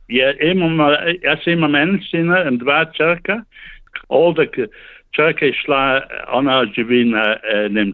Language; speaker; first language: Slovenian; early bilingual, heritage; Slovenian